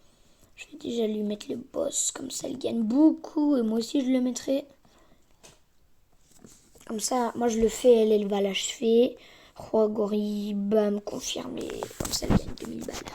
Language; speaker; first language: French; native; French